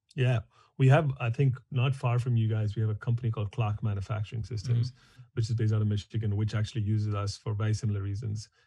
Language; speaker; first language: English; non-native, local second language; Hindi